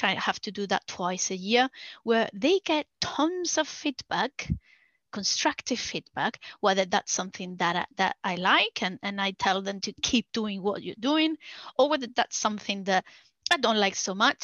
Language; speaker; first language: English; non-native, fluent; Spanish